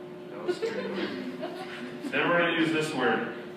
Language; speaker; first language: English; native; English